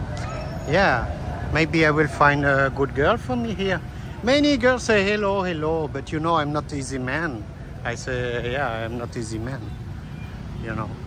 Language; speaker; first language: English; non-native, learner; Dutch